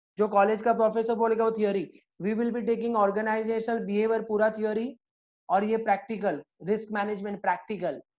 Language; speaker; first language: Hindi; native; Hindi